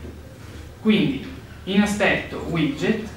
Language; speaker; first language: Italian; native; Italian